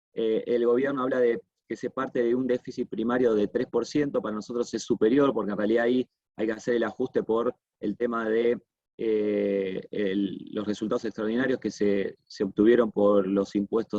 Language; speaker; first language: Spanish; native; Spanish